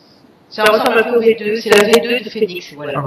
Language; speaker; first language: French; native; French